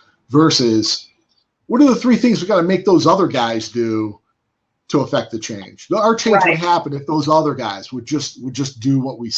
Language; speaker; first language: English; native; English